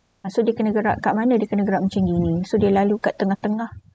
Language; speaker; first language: English; non-native, local second language; Malay